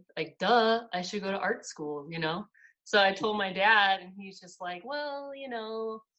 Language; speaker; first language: English; native; English